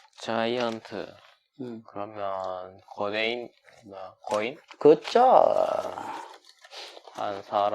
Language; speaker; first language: Korean; non-native, learner; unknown